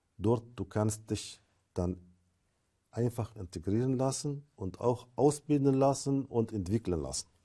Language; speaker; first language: German; non-native, fluent; Arabic